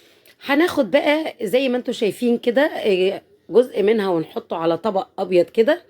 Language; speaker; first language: Arabic; native; Arabic